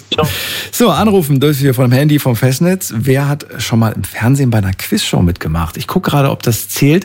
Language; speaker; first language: German; native; German